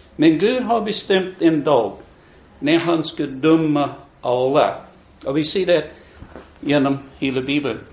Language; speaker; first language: Swedish; non-native, fluent; English